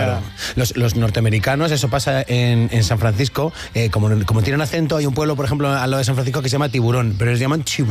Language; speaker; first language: Spanish; native; Spanish